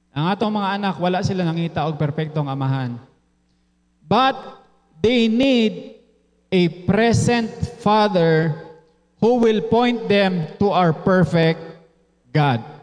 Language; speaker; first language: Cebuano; non-native, local second language; Filipino